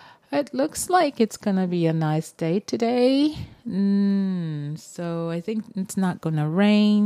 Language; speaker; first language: English; non-native, fluent; Japanese